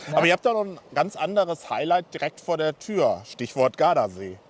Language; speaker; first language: German; native; German